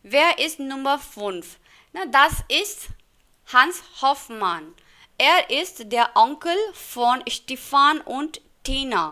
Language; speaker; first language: German; non-native, fluent; Hindi